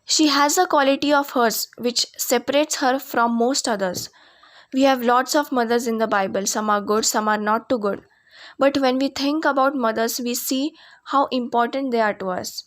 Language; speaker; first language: English; non-native, local second language; Marathi